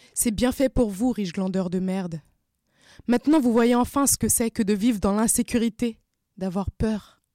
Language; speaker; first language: French; native; French